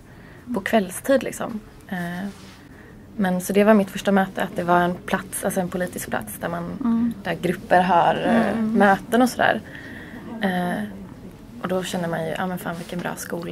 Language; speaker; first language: Swedish; native; Swedish